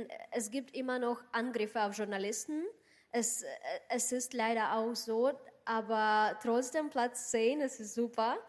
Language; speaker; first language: German; non-native, fluent; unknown